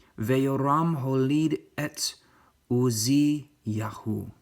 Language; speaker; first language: Hebrew; non-native, learner; English